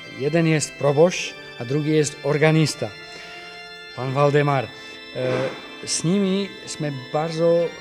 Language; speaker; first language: Polish; non-native, learner; Slovak